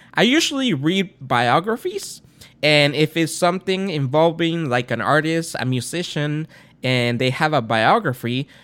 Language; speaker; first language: English; non-native, fluent; Spanish